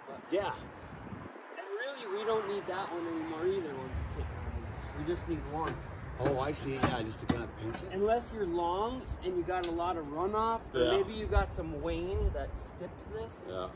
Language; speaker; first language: English; native; English